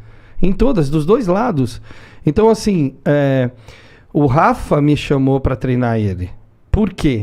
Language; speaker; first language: Portuguese; native; Portuguese